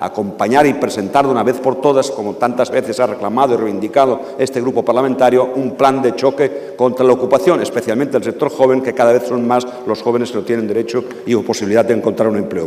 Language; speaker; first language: Spanish; non-native, local second language; Catalan